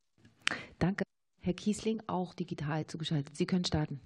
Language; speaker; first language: German; native; German